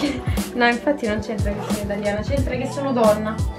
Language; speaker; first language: Italian; native; Italian